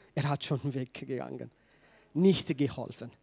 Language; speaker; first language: German; non-native, learner; Tigrinya